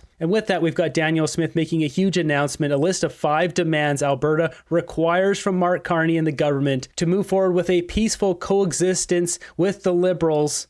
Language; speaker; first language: English; native; English